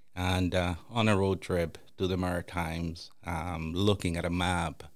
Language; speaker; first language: English; non-native, fluent; Spanish